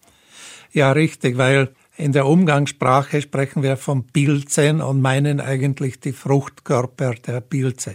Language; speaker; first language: German; native; German